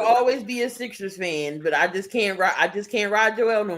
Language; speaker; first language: English; native; English